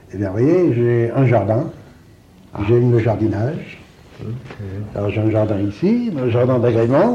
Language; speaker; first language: French; native; French